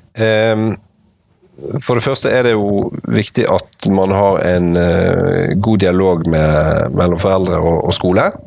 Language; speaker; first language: Norwegian; native; Norwegian